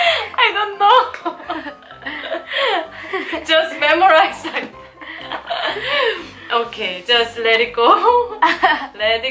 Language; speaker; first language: English; non-native, learner; Korean